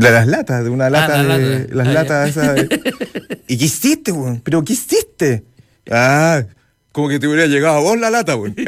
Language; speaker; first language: Spanish; native; Spanish